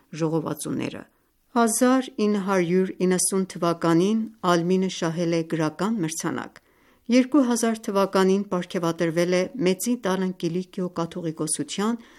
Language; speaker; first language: Armenian; early bilingual, heritage; Armenian